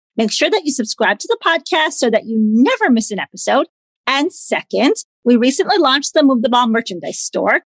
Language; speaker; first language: English; native; English